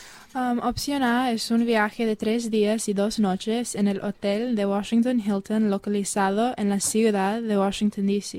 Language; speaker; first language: Spanish; non-native, learner; English